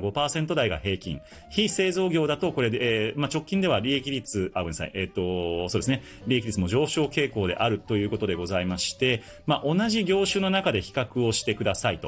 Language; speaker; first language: Japanese; native; Japanese